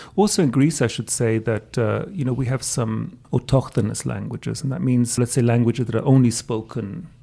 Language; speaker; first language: English; non-native, fluent; German